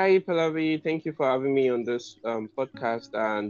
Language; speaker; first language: English; non-native, local second language; Yoruba